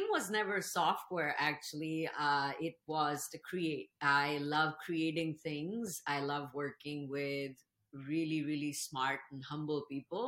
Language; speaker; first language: English; non-native, local second language; Urdu